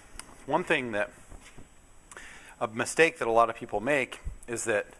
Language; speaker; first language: English; native; English